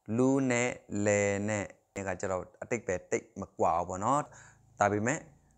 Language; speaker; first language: Burmese; non-native, local second language; Shan